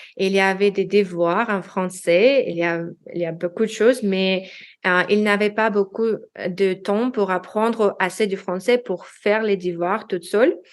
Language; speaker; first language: French; non-native, learner; Russian